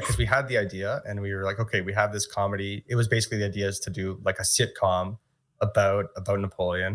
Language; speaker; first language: English; native; English